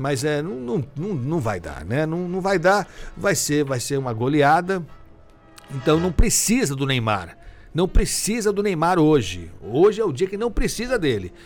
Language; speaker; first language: Portuguese; native; Portuguese